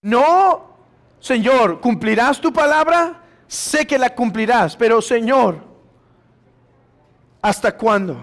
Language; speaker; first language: Spanish; native; Spanish